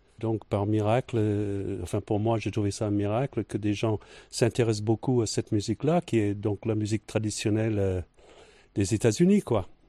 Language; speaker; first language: French; non-native, fluent; English